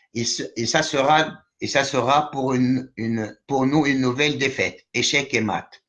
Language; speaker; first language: French; non-native, local second language; Arabic